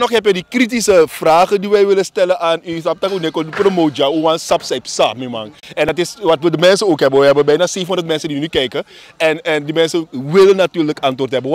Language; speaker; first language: Dutch; native; Dutch